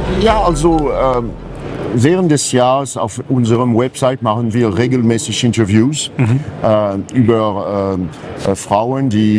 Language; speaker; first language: German; non-native, fluent; French